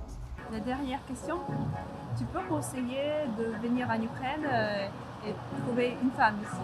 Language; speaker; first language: French; non-native, fluent; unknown